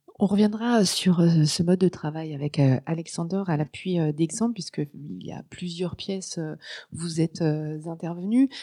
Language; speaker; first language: French; native; French